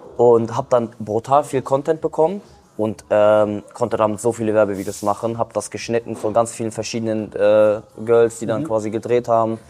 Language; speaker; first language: German; early bilingual, other home language; Kurdish